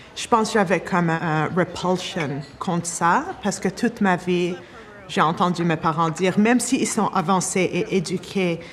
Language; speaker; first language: French; early bilingual, heritage; French